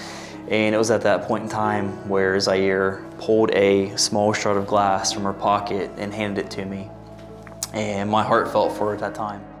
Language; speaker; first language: English; native; English